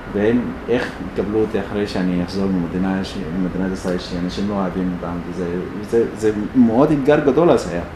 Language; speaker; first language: Hebrew; non-native, fluent; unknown